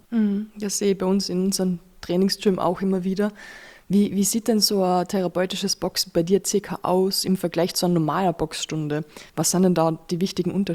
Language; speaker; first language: German; native; German